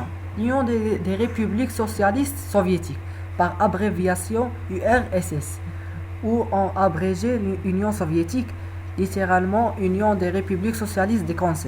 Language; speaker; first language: French; non-native, learner; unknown